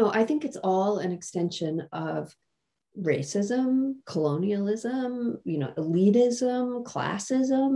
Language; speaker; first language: English; native; English